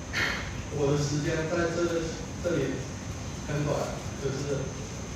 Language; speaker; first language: Chinese; non-native, learner; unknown